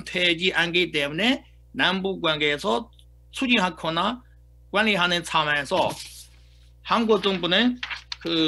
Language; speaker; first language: Korean; non-native, fluent; Chinese